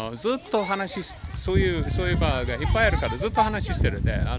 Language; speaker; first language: Japanese; non-native, fluent; English